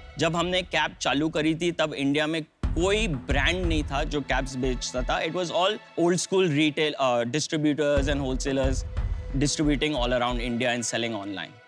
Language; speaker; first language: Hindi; early bilingual, heritage; Hindi